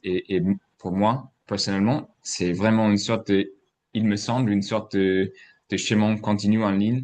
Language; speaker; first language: French; non-native, fluent; English